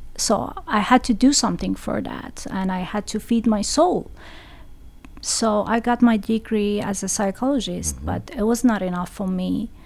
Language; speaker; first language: English; non-native, fluent; Persian